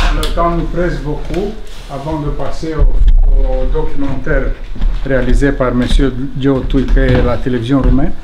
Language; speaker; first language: French; non-native, fluent; Romanian